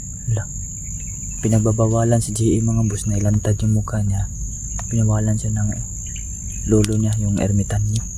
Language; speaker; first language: Filipino; non-native, local second language; Cebuano